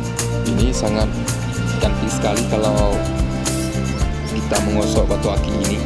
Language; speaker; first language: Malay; non-native, local second language; Achinese